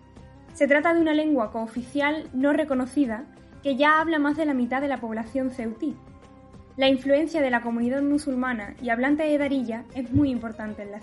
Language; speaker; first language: Spanish; native; Spanish